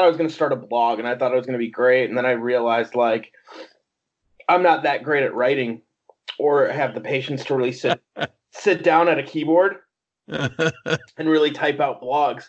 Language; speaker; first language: English; native; English